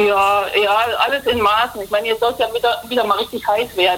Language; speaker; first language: German; native; German